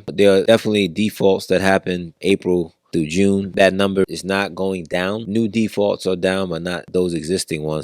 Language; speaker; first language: English; native; English